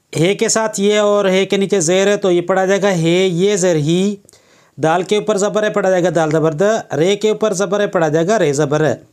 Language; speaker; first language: Urdu; non-native, local second language; Sindhi